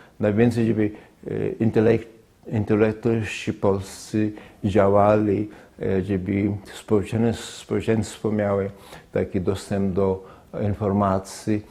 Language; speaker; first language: Polish; non-native, fluent; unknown